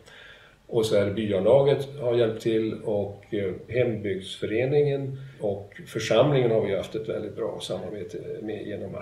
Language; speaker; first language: Swedish; native; Swedish